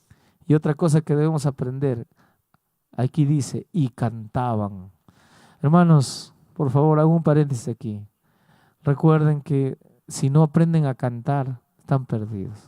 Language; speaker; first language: Spanish; native; Spanish